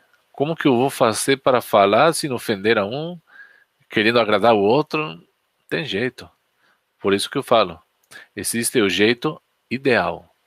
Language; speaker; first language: Portuguese; non-native, fluent; Spanish